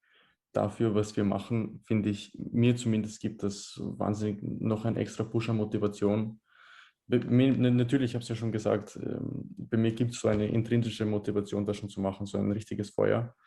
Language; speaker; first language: German; early bilingual, other home language; Bosnian